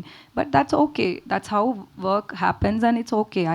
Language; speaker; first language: Telugu; non-native, learner; Tamil